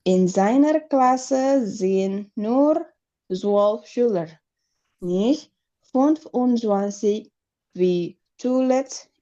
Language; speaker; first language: German; non-native, learner; Indonesian